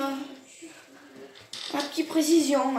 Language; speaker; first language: French; native; French